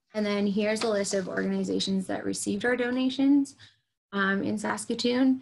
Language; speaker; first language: English; native; English